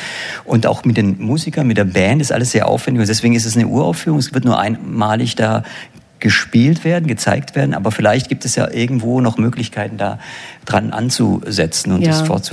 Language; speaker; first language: German; native; German